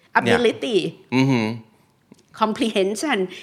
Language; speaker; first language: English; non-native, fluent; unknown